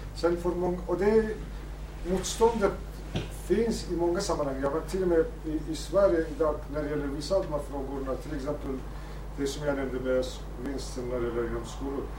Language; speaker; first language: Swedish; non-native, fluent; Kurdish